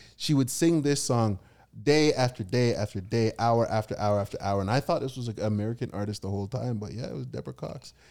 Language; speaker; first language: English; native; English